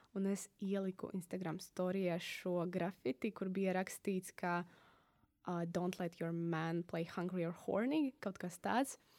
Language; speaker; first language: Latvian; non-native, local second language; Russian